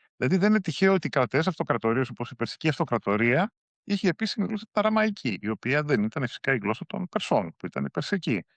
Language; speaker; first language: Greek; native; Greek